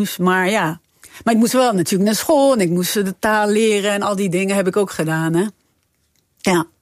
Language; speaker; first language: Dutch; non-native, fluent; French